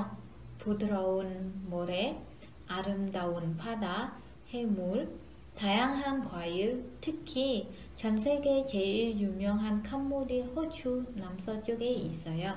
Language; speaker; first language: Korean; non-native, fluent; Khmer